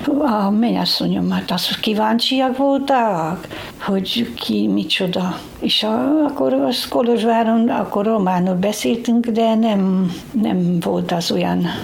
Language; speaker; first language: Hungarian; non-native, local second language; Slovak